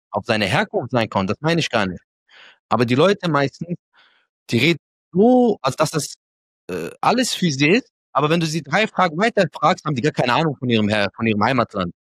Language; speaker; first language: German; early bilingual, other home language; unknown